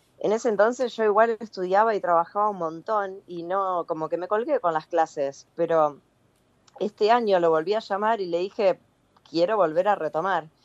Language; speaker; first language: Spanish; native; Spanish